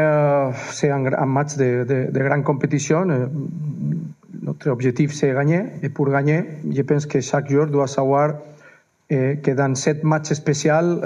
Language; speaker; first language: French; non-native, fluent; Spanish